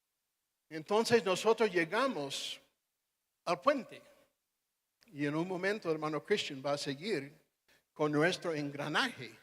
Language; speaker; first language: Spanish; non-native, fluent; English